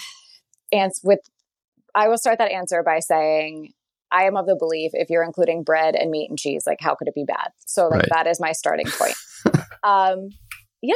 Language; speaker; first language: English; native; English